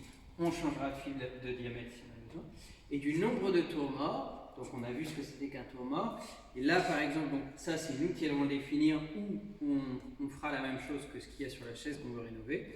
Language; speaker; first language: French; native; French